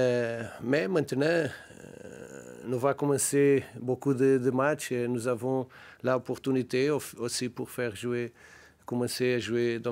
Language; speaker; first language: French; non-native, learner; Portuguese